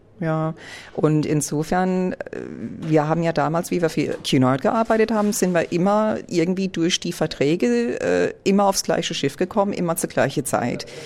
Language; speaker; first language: German; early bilingual, heritage; English